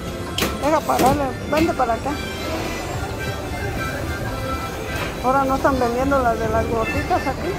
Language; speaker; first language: Spanish; native; Spanish